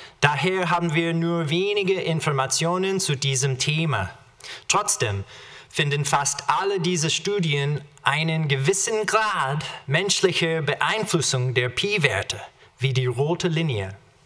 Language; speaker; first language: German; non-native, learner; English